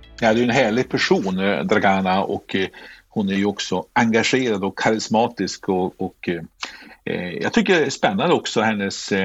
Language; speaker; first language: Swedish; native; Swedish